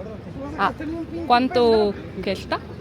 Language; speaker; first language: Spanish; non-native, learner; Korean